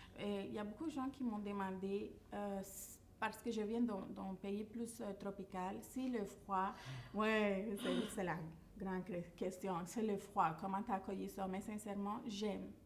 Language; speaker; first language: French; non-native, fluent; Spanish